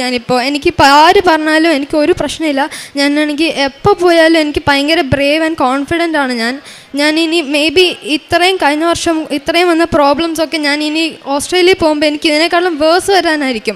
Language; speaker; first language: Malayalam; early bilingual, heritage; Malayalam